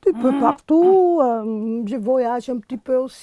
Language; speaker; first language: French; non-native, fluent; English